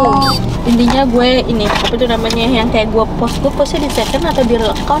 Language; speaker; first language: Indonesian; native; Indonesian